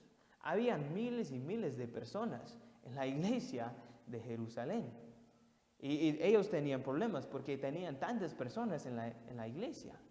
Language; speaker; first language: Spanish; non-native, fluent; English